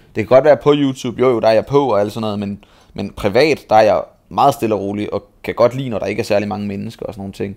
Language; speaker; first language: Danish; native; Danish